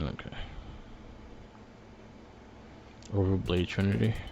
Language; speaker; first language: English; native; English